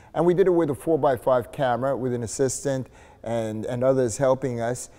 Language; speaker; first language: English; native; English